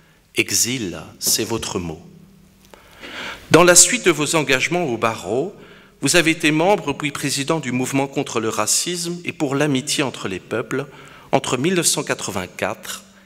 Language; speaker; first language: French; native; French